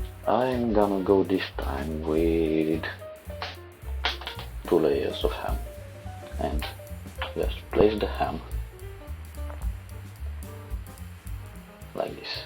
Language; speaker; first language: English; non-native, fluent; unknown